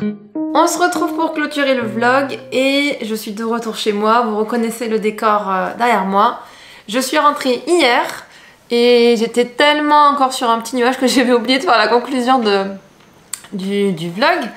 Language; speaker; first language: French; native; French